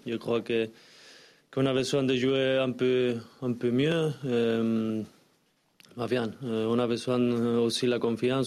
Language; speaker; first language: French; non-native, learner; Spanish